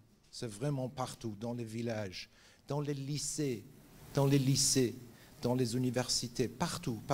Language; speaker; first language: French; non-native, fluent; Persian